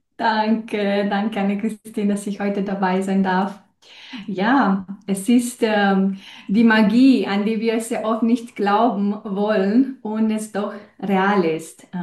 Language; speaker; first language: German; non-native, fluent; Romanian